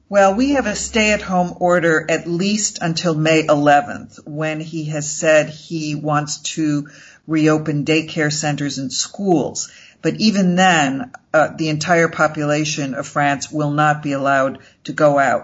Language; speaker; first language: English; native; English